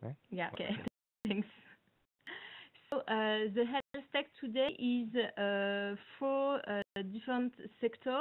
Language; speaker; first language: English; non-native, learner; French